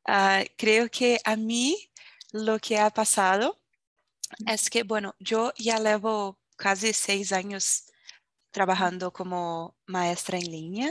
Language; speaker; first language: Spanish; non-native, fluent; Portuguese